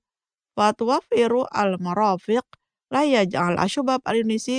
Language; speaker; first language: Arabic; non-native, fluent; Indonesian